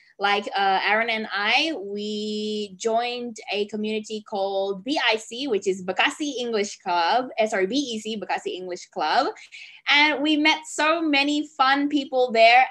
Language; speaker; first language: English; early bilingual, other home language; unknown